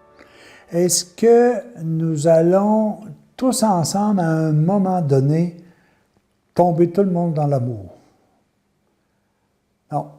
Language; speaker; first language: French; native; French